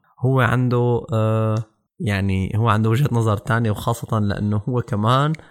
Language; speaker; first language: Arabic; native; Arabic